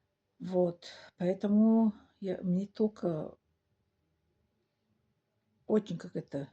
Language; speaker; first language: Russian; non-native, local second language; Tajik